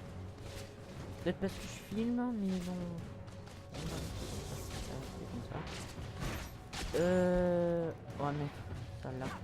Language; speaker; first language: French; native; French